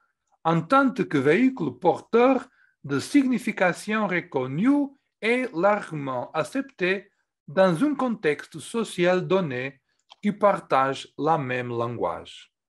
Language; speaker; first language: French; non-native, fluent; Portuguese